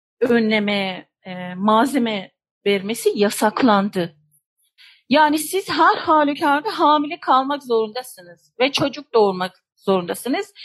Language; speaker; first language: Turkish; non-native, fluent; Persian